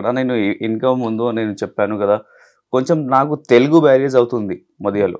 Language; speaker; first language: Telugu; non-native, learner; Hindi